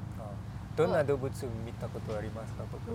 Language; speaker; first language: Japanese; non-native, learner; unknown